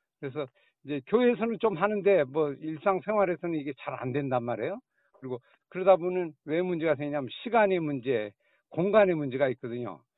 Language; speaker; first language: Korean; native; Korean